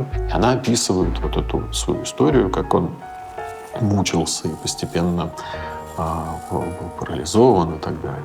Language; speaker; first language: Russian; native; Russian